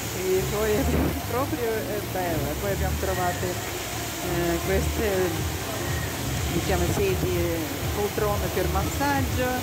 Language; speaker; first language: Italian; non-native, learner; Russian